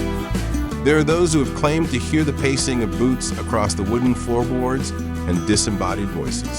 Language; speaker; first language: English; native; English